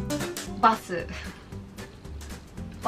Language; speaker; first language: Japanese; early bilingual, heritage; Japanese